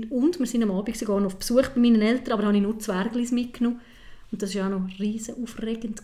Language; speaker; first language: German; native; German